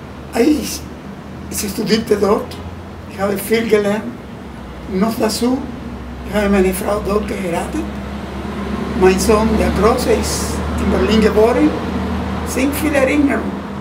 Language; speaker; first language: German; non-native, fluent; Spanish